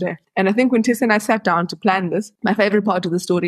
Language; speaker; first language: English; native; English